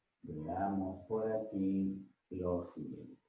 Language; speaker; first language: Spanish; native; Spanish